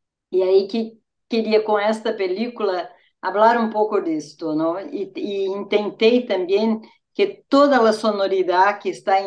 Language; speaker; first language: Spanish; non-native, fluent; Portuguese